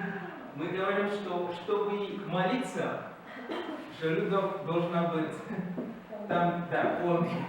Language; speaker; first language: Russian; non-native, learner; Bambara